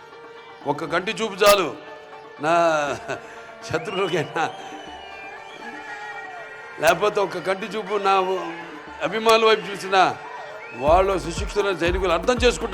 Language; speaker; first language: Telugu; native; Telugu